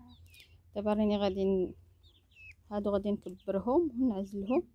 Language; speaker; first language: Arabic; native; Arabic